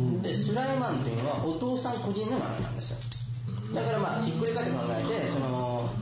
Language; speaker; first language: Japanese; non-native, fluent; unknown